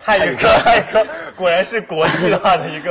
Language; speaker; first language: Chinese; native; Chinese